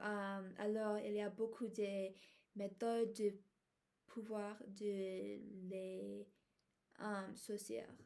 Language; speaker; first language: French; non-native, learner; English